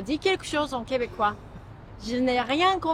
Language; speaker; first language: French; non-native, fluent; Japanese